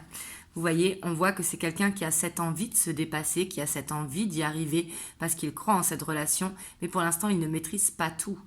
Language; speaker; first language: French; native; French